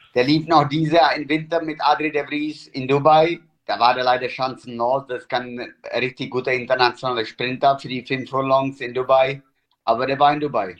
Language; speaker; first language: German; non-native, fluent; Italian